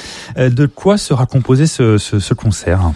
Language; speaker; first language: French; native; French